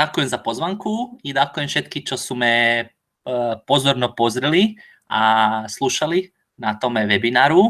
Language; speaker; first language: Slovak; non-native, learner; Croatian